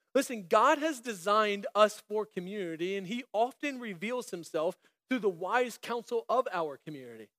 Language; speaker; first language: English; native; English